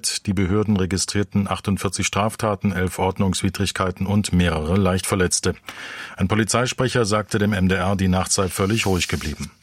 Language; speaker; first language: German; native; German